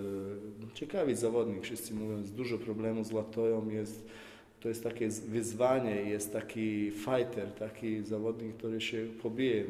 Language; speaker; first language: Polish; non-native, fluent; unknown